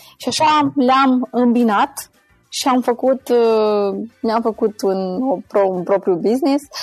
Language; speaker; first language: Romanian; native; Romanian